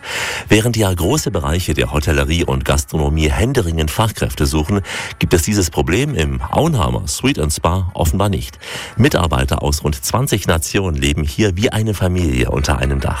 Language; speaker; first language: German; native; German